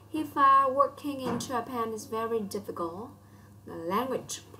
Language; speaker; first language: English; non-native, local second language; Vietnamese